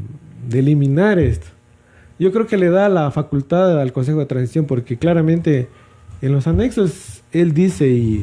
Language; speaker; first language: Spanish; native; Spanish